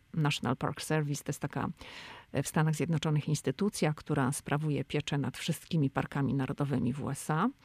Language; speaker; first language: Polish; native; Polish